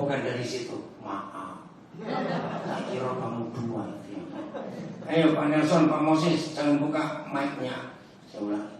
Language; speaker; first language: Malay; non-native, local second language; Javanese